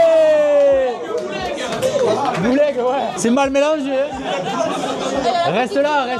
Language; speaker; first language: French; native; French